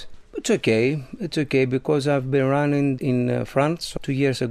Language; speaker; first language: English; non-native, learner; Greek